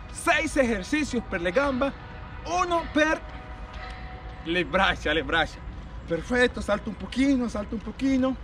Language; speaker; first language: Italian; non-native, learner; Spanish